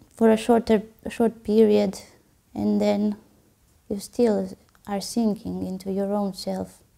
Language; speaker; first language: English; non-native, fluent; Romanian